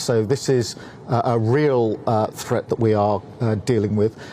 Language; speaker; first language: English; native; English